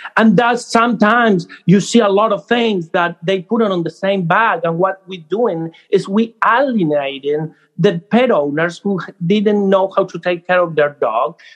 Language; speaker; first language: English; non-native, fluent; Spanish